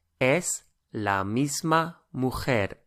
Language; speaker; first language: Spanish; non-native, fluent; English